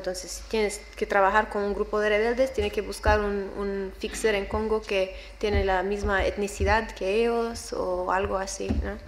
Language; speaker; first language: Spanish; non-native, learner; English